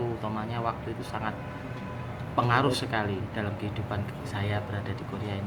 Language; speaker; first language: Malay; non-native, local second language; Javanese